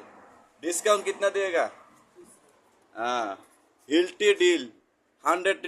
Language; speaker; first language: Hindi; non-native, local second language; Bangla